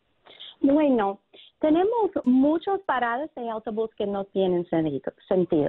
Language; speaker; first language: Spanish; non-native, fluent; English